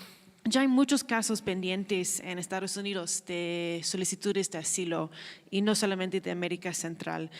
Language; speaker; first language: Spanish; non-native, fluent; English